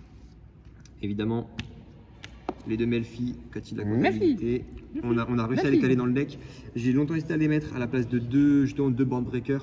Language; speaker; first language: French; native; French